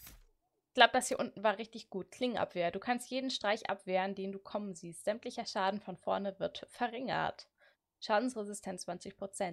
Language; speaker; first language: German; native; German